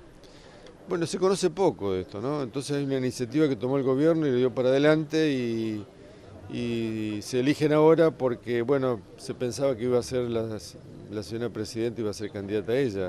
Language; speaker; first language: Spanish; native; Spanish